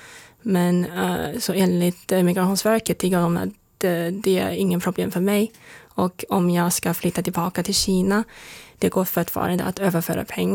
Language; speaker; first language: Swedish; non-native, fluent; Chinese